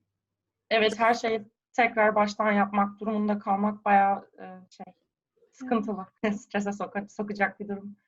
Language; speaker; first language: Turkish; native; Turkish